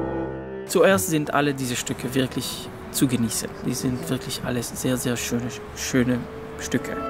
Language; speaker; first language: German; non-native, fluent; Hebrew